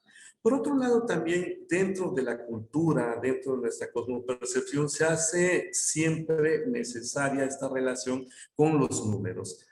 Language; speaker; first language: Spanish; non-native, local second language; Yucateco